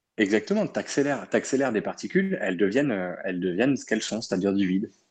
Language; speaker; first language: French; early bilingual, other home language; Arabic